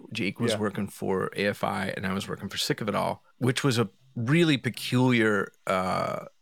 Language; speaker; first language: English; native; English